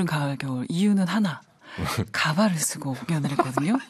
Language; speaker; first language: Korean; native; Korean